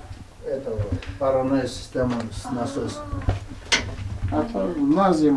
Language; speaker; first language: Russian; non-native, local second language; Armenian